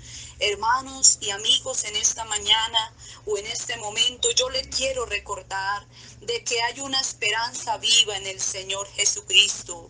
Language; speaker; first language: Spanish; native; Spanish